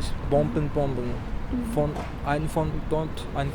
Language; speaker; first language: German; non-native, learner; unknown